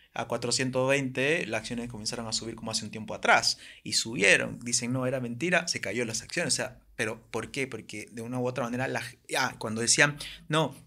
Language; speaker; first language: Spanish; native; Spanish